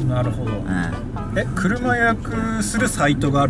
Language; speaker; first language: Japanese; native; Japanese